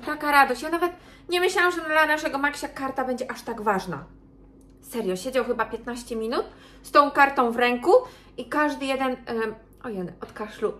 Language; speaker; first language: Polish; native; Polish